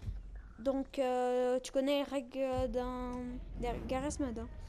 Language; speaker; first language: French; native; French